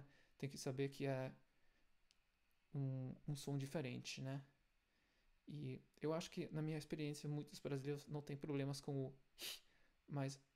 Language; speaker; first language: Portuguese; non-native, fluent; German